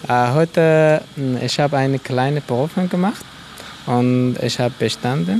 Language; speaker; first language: German; non-native, learner; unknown